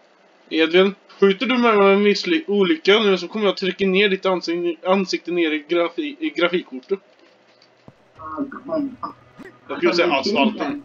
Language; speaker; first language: Swedish; native; Swedish